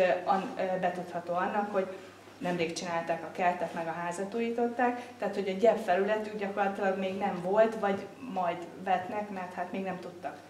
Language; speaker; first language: Hungarian; native; Hungarian